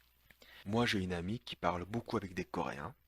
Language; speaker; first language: French; non-native, fluent; Korean